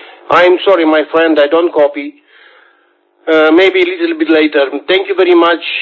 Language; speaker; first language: English; non-native, learner; Romanian